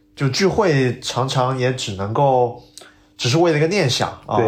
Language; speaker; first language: Chinese; non-native, local second language; Cantonese